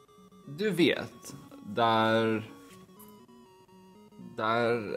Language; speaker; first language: Swedish; non-native, learner; English